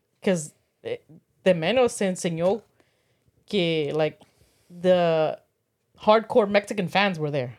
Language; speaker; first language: English; early bilingual, other home language; Spanish